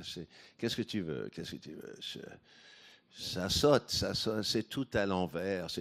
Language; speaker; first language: French; non-native, fluent; English